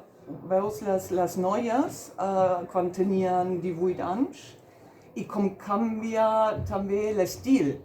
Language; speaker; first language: Catalan; non-native, fluent; German